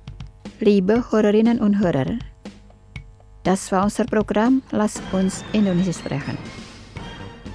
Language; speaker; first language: German; non-native, learner; Indonesian